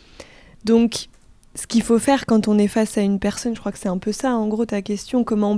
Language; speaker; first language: French; native; French